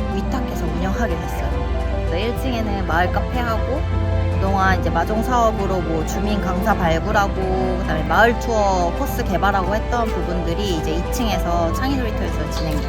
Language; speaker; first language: Korean; native; Korean